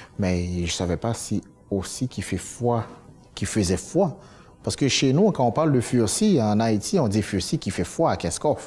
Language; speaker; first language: French; non-native, local second language; Haitian Creole